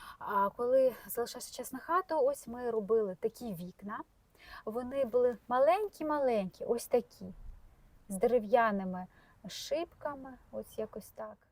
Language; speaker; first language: Ukrainian; non-native, local second language; Russian